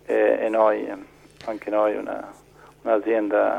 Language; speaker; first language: Italian; non-native, fluent; Spanish